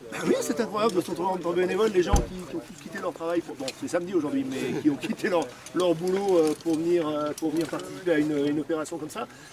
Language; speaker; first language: French; native; French